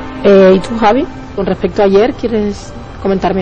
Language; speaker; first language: Spanish; native; Spanish